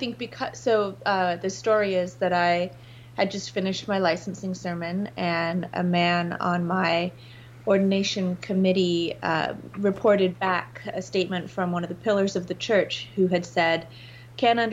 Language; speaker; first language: English; native; English